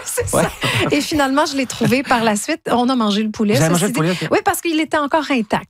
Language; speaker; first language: French; native; French